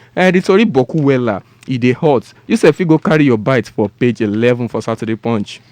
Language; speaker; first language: Nigerian Pidgin; non-native, local second language; Yoruba